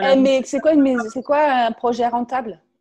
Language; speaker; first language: French; native; French